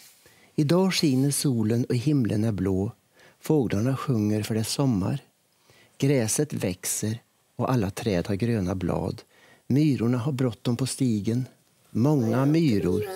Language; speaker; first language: Swedish; native; Swedish